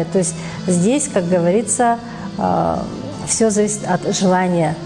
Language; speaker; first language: Russian; native; Russian